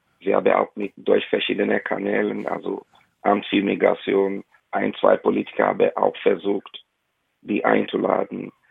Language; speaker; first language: German; non-native, fluent; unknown